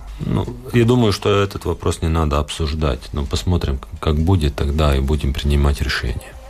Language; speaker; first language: Russian; non-native, local second language; Latvian